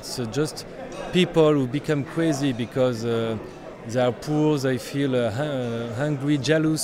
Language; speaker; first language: English; non-native, learner; French